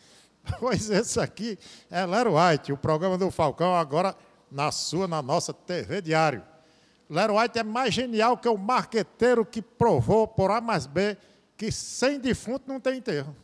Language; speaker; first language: Portuguese; native; Portuguese